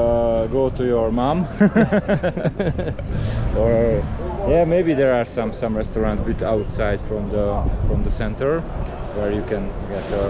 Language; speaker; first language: English; non-native, fluent; Hungarian